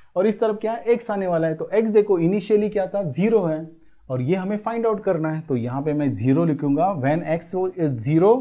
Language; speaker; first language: Hindi; non-native, local second language; Marathi